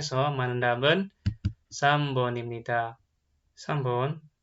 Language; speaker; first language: Korean; non-native, fluent; Indonesian